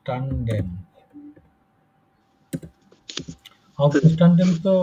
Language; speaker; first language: German; non-native, fluent; Bangla